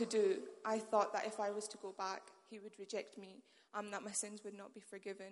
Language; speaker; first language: English; non-native, local second language; Urdu